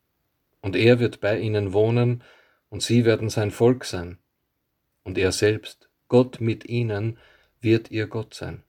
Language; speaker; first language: German; native; German